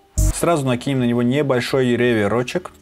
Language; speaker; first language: Russian; native; Russian